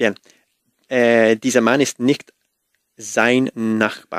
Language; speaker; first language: German; non-native, learner; Spanish